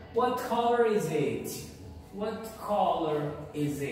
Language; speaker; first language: English; non-native, fluent; Portuguese